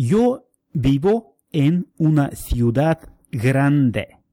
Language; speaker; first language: Spanish; non-native, fluent; Russian